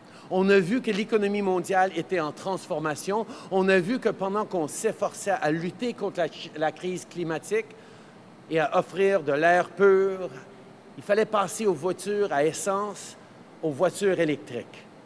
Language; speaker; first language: French; native; French